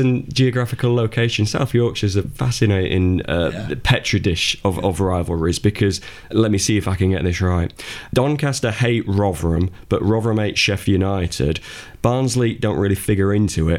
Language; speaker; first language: English; native; English